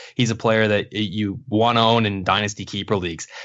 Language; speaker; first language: English; native; English